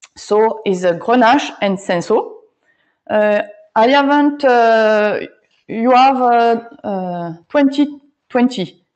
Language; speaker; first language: English; non-native, learner; French